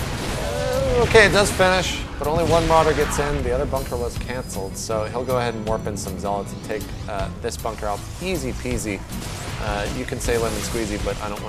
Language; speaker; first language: English; native; English